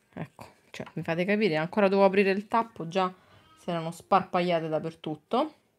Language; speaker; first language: Italian; native; Italian